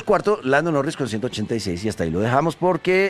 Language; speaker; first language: Spanish; native; Spanish